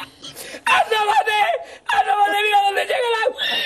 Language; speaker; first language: Spanish; native; Spanish